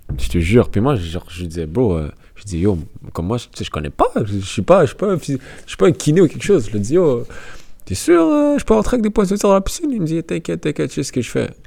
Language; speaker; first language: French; native; French